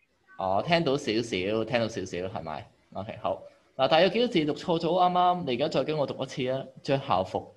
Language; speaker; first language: Cantonese; native; Cantonese